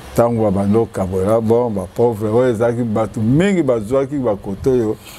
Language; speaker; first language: Lingala; native; Lingala